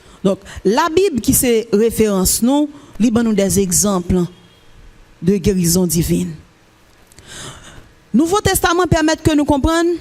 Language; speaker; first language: French; non-native, local second language; Haitian Creole